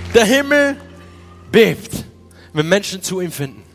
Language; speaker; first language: German; native; German